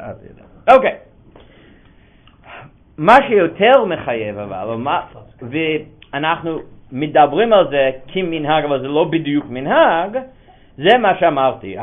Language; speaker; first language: Hebrew; non-native, fluent; English